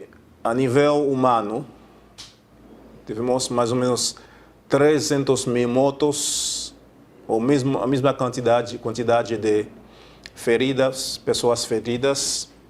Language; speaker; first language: Portuguese; non-native, fluent; Haitian Creole